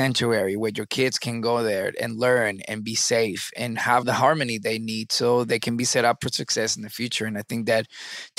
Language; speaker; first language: English; early bilingual, other home language; Spanish